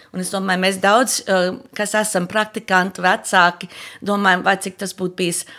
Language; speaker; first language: Latvian; early bilingual, heritage; Latvian